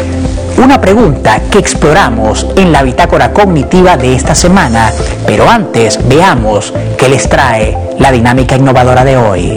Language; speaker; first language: Spanish; native; Spanish